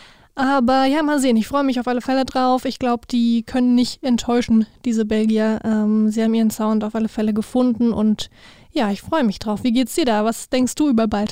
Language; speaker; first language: German; native; German